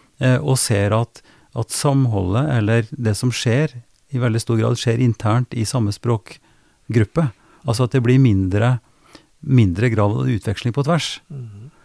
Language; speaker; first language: Norwegian; native; Norwegian